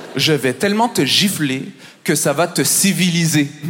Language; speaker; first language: French; native; French